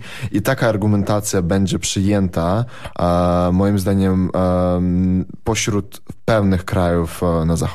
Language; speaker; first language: Polish; non-native, fluent; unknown